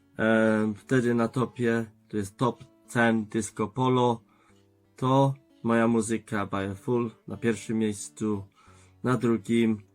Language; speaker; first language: Polish; non-native, fluent; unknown